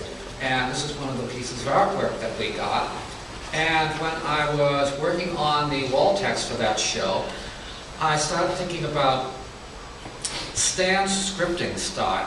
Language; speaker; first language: English; native; English